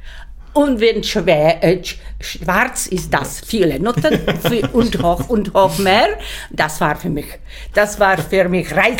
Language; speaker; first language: German; non-native, learner; Czech